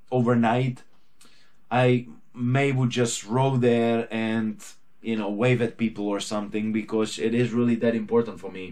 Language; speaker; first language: English; non-native, fluent; Czech